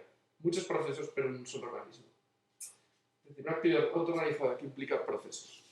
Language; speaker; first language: Spanish; native; Spanish